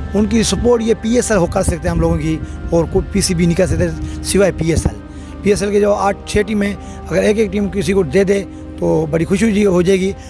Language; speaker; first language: Urdu; non-native, local second language; Sindhi